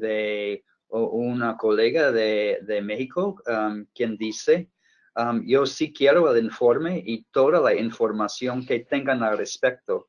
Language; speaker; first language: Spanish; non-native, fluent; English